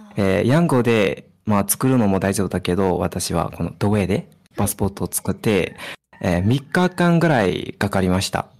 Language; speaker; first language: Japanese; non-native, fluent; Burmese